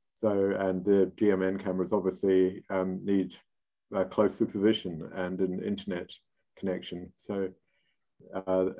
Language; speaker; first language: English; native; English